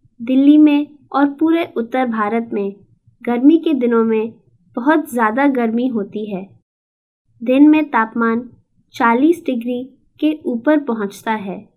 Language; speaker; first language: Hindi; native; Hindi